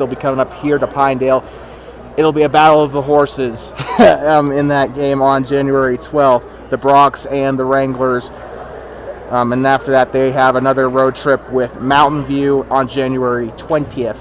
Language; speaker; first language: English; native; English